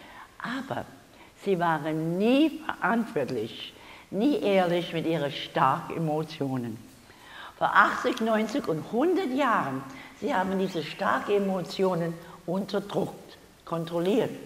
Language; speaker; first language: German; non-native, learner; English